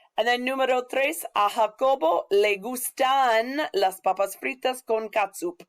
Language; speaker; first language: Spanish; non-native, fluent; English